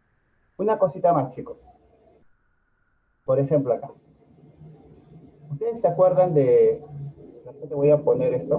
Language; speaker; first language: Spanish; native; Spanish